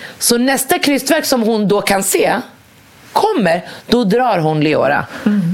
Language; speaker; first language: Swedish; early bilingual, other home language; Arabic